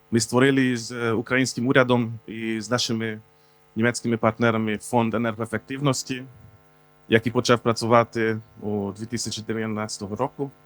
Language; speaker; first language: Ukrainian; non-native, fluent; Hungarian